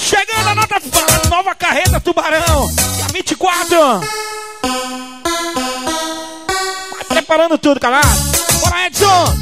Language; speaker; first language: Portuguese; native; Portuguese